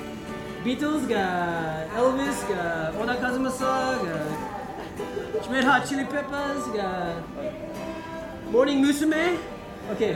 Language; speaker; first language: Japanese; non-native, learner; English